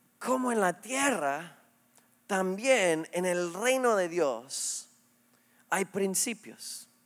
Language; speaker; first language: Spanish; non-native, fluent; English